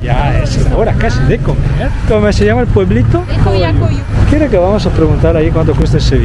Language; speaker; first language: Spanish; non-native, fluent; Italian